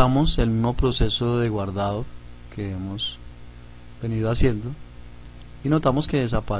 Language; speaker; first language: Spanish; native; Spanish